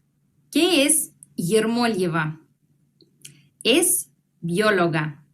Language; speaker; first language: Spanish; non-native, fluent; Russian